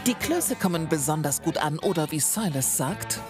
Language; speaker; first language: German; native; German